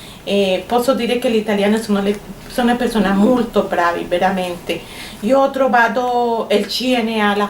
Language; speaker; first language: Italian; non-native, learner; Spanish